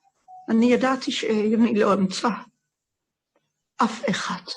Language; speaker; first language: Hebrew; non-native, fluent; Dutch